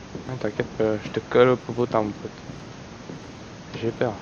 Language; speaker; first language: French; native; French